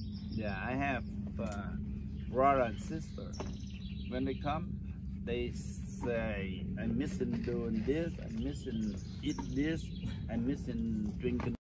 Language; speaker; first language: English; non-native, learner; Vietnamese